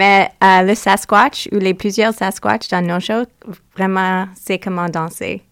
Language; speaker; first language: French; non-native, learner; English